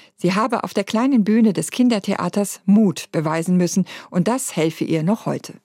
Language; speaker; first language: German; native; German